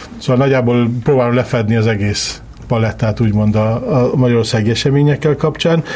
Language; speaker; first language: Hungarian; early bilingual, heritage; Hungarian